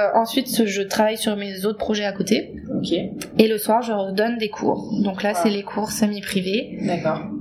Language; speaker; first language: French; native; French